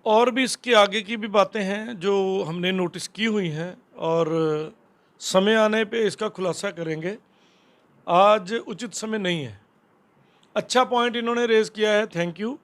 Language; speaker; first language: Hindi; non-native, local second language; Punjabi